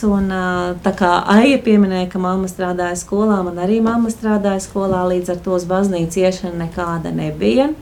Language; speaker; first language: Latvian; native; Latvian